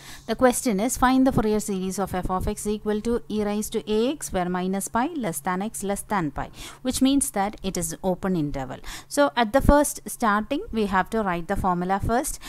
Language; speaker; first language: English; non-native, local second language; Malayalam